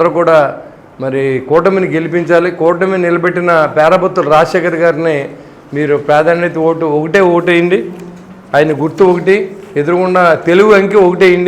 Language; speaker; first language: Telugu; native; Telugu